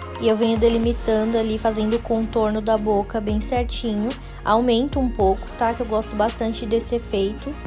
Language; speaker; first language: Portuguese; native; Portuguese